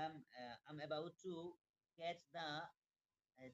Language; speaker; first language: English; non-native, learner; Bangla